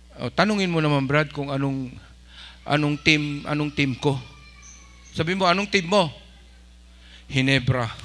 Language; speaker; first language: Filipino; non-native, local second language; Iloko